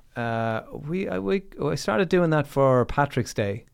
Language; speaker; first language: English; native; English